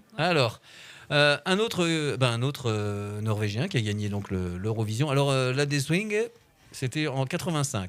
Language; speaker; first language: French; native; French